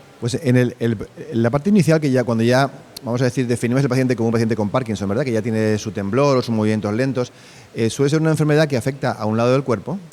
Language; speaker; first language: Spanish; native; Spanish